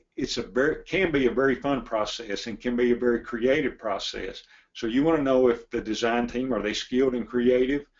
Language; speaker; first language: English; native; English